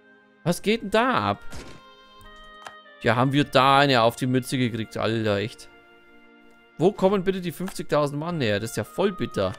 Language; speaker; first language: German; native; German